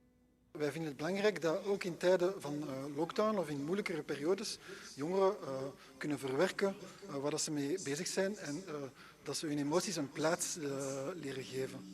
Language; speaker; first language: Dutch; native; Dutch